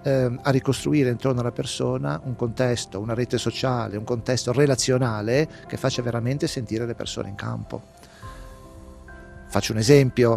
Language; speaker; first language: Italian; native; Italian